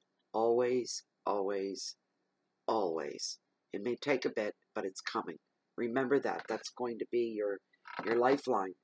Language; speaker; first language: English; native; English